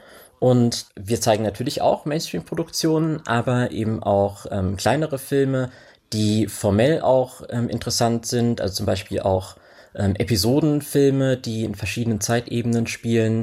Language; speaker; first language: German; native; German